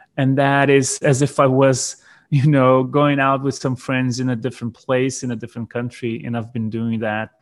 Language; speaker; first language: English; non-native, fluent; Portuguese